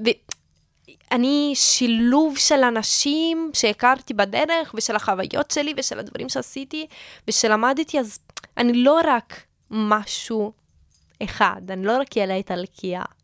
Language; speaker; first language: Hebrew; non-native, fluent; Italian